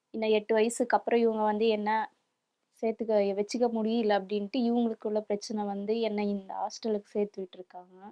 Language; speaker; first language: Tamil; non-native, local second language; Kannada